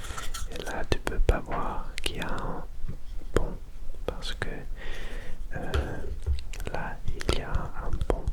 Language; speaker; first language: French; non-native, learner; Dutch